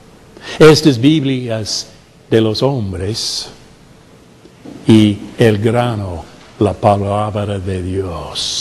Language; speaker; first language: Spanish; non-native, fluent; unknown